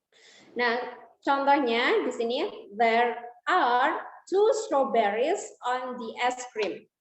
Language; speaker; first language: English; non-native, learner; Indonesian